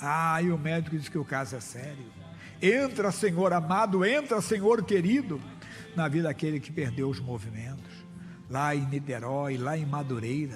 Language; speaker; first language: Portuguese; native; Portuguese